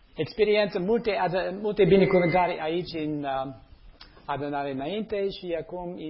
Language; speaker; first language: Romanian; non-native, learner; English